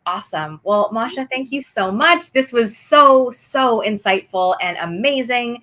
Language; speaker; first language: English; native; English